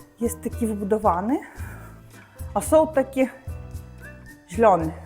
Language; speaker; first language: Polish; non-native, learner; Russian